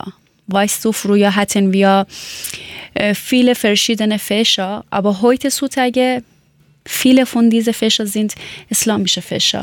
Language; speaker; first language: German; non-native, learner; Persian